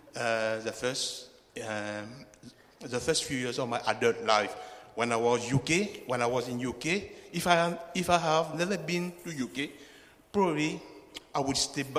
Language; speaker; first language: English; non-native, fluent; Chinese